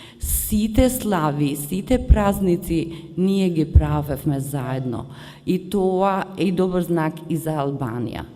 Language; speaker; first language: Macedonian; early bilingual, heritage; Macedonian